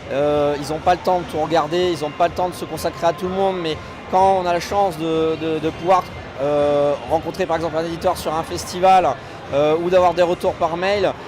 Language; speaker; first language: French; native; French